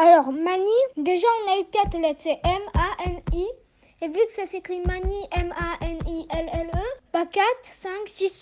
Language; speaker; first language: French; native; French